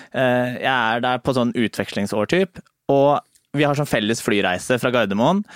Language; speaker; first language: Norwegian; native; Norwegian